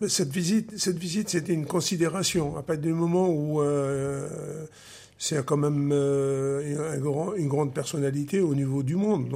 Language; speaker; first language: French; non-native, local second language; Arabic